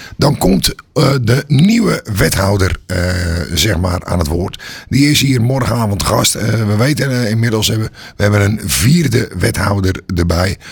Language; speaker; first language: Dutch; native; Dutch